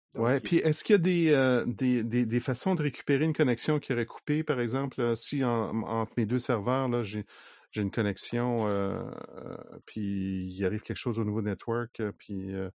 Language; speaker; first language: French; native; French